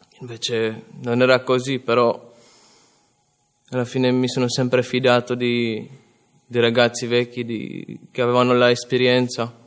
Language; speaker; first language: Italian; non-native, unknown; Czech